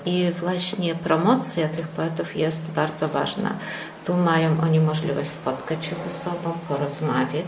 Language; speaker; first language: Polish; early bilingual, heritage; Polish